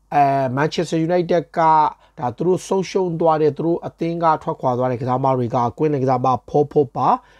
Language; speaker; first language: Burmese; native; Burmese